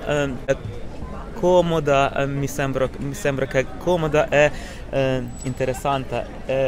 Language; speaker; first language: Italian; non-native, learner; Ukrainian